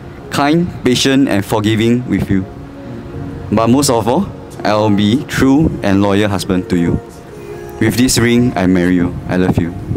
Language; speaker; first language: English; non-native, local second language; Chinese